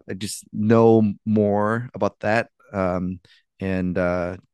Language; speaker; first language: English; native; English